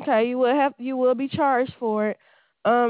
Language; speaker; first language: English; native; English